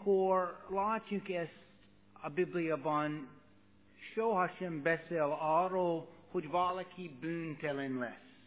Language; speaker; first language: Hungarian; non-native, fluent; English